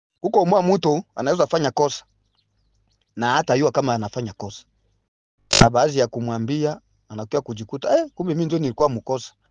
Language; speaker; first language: Swahili; non-native, local second language; Bembe